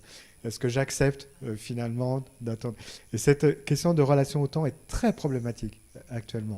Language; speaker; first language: French; native; French